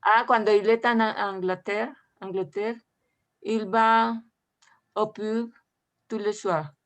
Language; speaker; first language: French; non-native, learner; Spanish